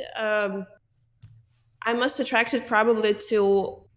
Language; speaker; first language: English; non-native, learner; Russian